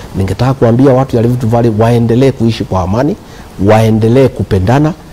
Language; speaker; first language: Swahili; non-native, local second language; Kikuyu